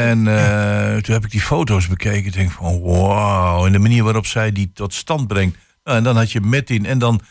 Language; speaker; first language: Dutch; native; Dutch